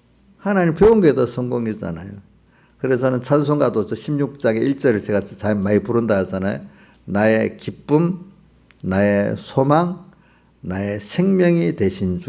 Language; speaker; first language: Korean; native; Korean